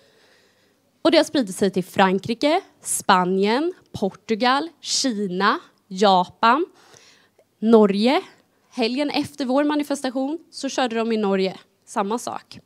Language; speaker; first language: Swedish; native; Swedish